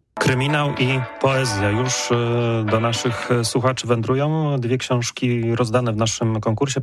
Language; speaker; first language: Polish; native; Polish